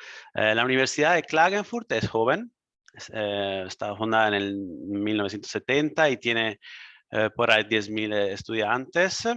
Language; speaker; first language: Spanish; non-native, fluent; Italian